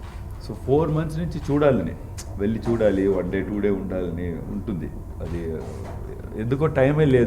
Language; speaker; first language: Telugu; non-native, learner; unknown